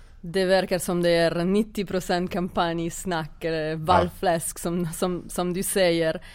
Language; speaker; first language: Swedish; non-native, fluent; Italian